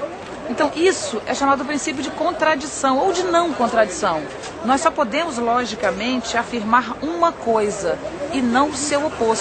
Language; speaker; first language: Portuguese; native; Portuguese